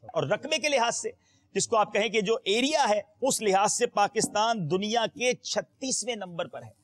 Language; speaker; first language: Urdu; native; Urdu